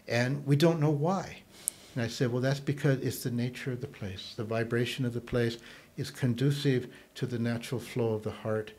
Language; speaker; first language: English; native; English